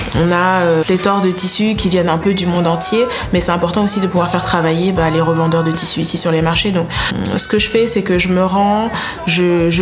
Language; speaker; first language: French; native; French